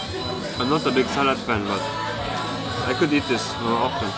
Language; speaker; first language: English; non-native, fluent; German